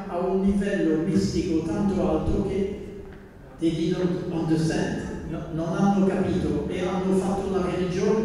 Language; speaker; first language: Italian; non-native, fluent; Dutch